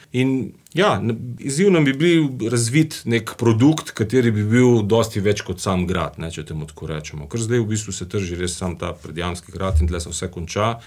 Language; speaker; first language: Slovenian; native; Slovenian